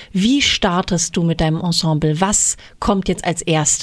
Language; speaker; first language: German; native; German